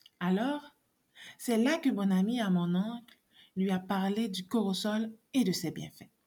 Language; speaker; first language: French; non-native, local second language; Haitian Creole